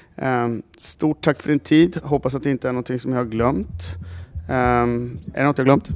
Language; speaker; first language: Swedish; native; Swedish